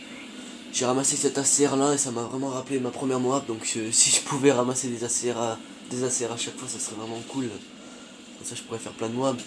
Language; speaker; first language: French; native; French